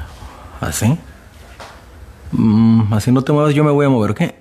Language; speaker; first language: Spanish; native; Spanish